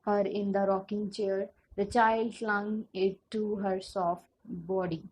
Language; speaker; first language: English; non-native, local second language; Punjabi